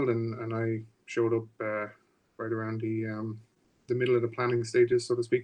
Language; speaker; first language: English; native; English